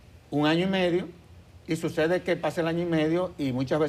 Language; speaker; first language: Spanish; native; Spanish